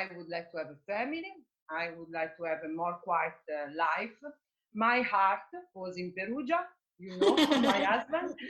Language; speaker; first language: English; non-native, fluent; Italian